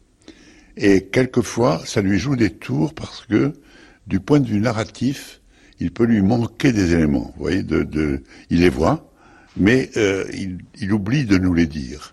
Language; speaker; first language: French; native; French